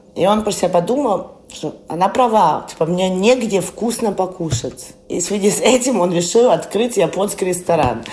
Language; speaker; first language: Russian; early bilingual, heritage; Russian